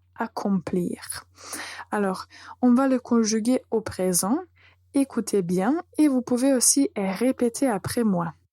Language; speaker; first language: French; native; French